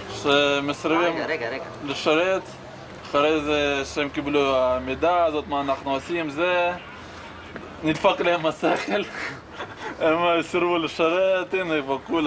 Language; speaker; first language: Hebrew; native; Hebrew